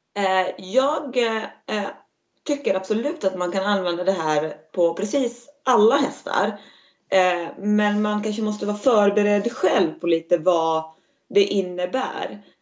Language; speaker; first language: Swedish; native; Swedish